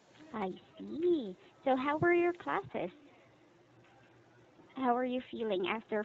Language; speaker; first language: English; non-native, local second language; Filipino